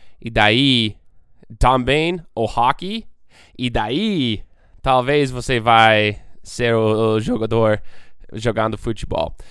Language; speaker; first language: Portuguese; non-native, fluent; English